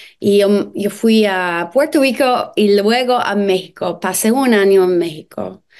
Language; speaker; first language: Spanish; non-native, learner; English